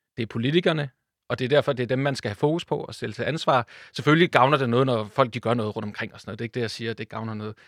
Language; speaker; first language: Danish; native; Danish